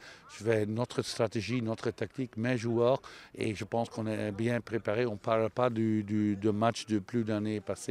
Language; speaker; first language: French; non-native, local second language; Dutch